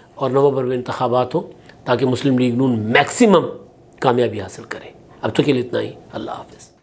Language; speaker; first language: Urdu; non-native, local second language; Sindhi